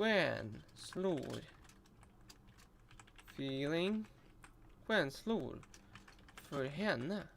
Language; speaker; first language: Swedish; non-native, learner; Russian